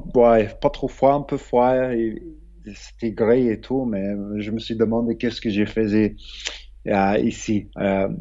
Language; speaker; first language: French; non-native, fluent; English